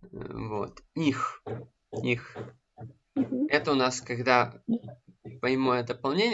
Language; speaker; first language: Russian; native; Russian